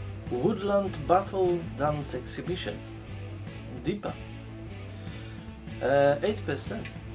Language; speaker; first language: English; non-native, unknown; Polish